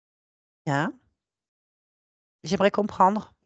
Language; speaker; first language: French; native; French